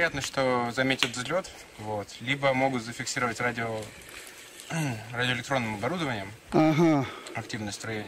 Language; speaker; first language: Russian; native; Russian